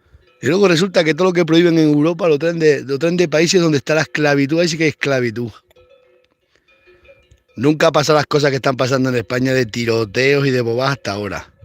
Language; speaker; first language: Spanish; native; Spanish